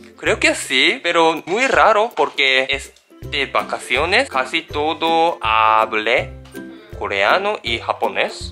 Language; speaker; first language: Spanish; non-native, learner; Japanese